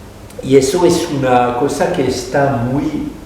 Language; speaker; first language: Spanish; non-native, fluent; French